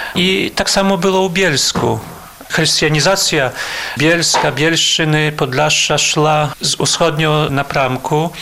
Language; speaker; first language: Polish; non-native, local second language; Belarusian